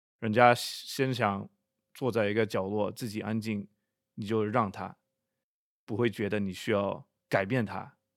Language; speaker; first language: Chinese; non-native, fluent; English